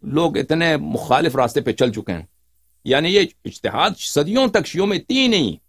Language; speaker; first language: Urdu; native; Urdu